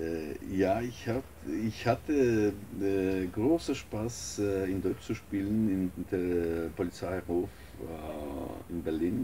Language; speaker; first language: German; non-native, learner; Polish